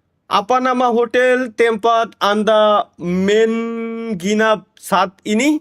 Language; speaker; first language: Indonesian; non-native, learner; Bangla